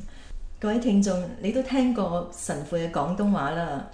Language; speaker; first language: Chinese; native; Chinese